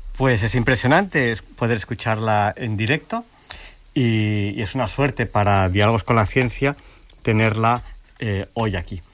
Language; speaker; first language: Spanish; native; Spanish